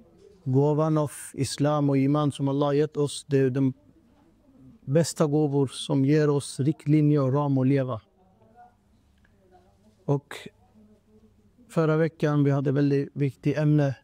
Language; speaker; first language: Swedish; non-native, fluent; Urdu